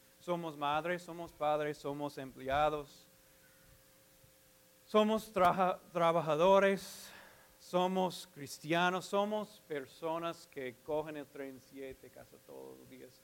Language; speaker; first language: Spanish; non-native, fluent; English